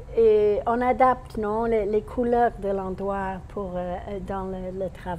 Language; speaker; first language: French; non-native, fluent; English